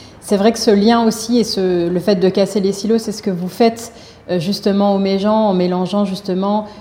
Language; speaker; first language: French; native; French